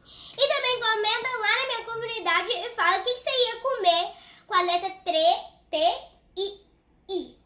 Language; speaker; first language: Portuguese; early bilingual, heritage; Portuguese